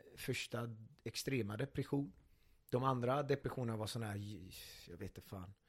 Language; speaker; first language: Swedish; native; Swedish